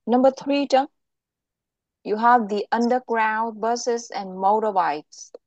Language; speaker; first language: English; non-native, local second language; Vietnamese